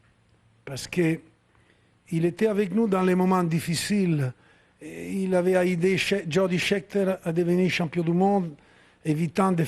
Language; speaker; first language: French; non-native, fluent; Italian